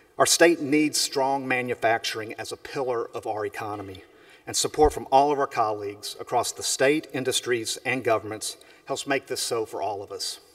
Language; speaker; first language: English; native; English